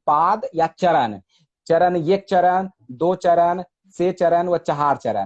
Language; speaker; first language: Persian; non-native, fluent; Hindi